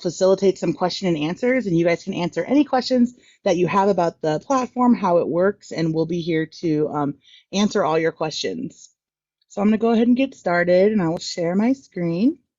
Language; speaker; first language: English; native; English